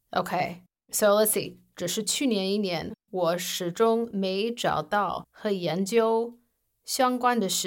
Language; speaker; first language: Chinese; non-native, learner; English